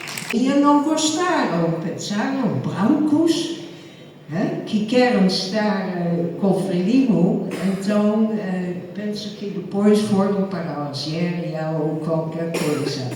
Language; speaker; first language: Portuguese; non-native, fluent; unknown